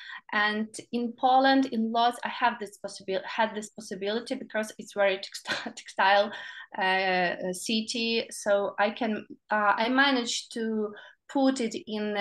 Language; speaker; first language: English; non-native, learner; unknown